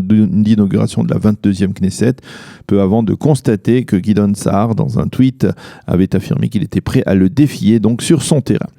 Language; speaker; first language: French; native; French